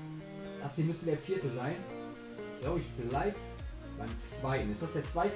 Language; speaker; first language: German; native; German